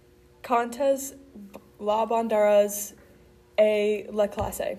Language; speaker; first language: Spanish; non-native, learner; English